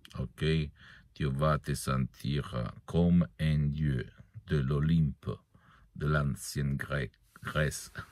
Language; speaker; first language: French; non-native, fluent; Italian